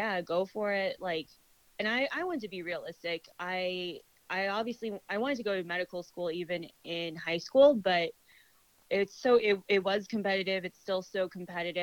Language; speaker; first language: English; native; English